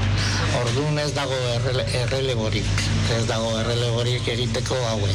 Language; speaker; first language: Basque; non-native, local second language; Spanish